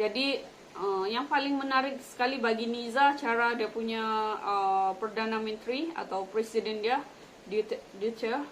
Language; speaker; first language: Indonesian; non-native, local second language; Malay